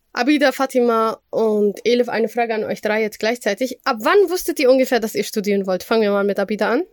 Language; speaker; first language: German; early bilingual, other home language; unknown